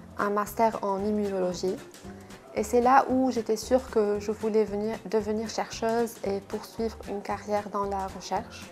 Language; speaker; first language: French; non-native, local second language; Arabic